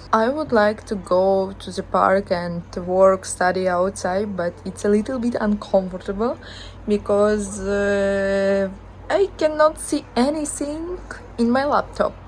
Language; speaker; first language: English; non-native, learner; Ukrainian